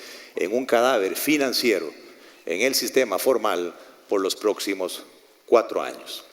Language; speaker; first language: Spanish; native; Spanish